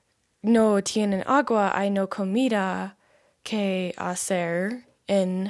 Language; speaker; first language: Spanish; non-native, learner; English